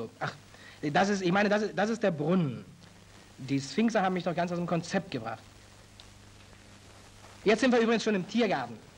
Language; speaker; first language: German; native; German